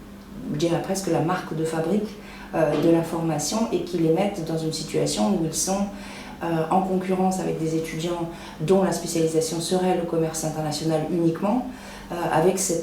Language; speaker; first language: French; native; French